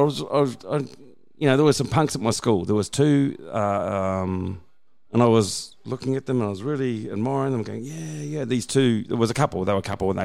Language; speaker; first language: English; native; English